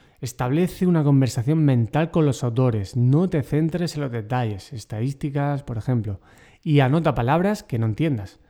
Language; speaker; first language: Spanish; native; Spanish